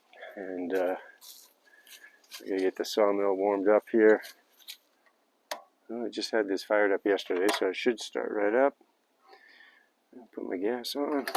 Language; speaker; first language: English; native; English